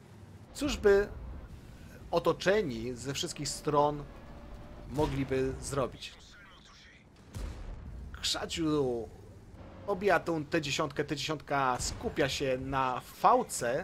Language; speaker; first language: Polish; native; Polish